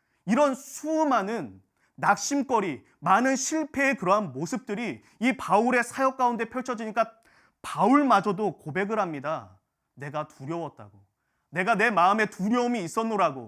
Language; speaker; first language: Korean; native; Korean